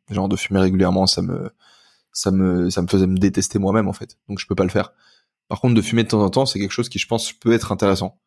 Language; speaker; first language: French; native; French